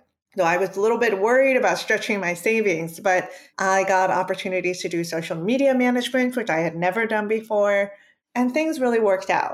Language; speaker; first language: English; early bilingual, other home language; Spanish